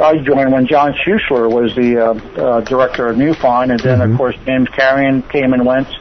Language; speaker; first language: English; native; English